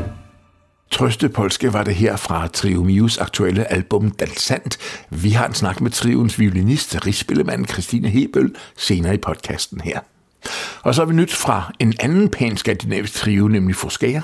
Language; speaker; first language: Danish; native; Danish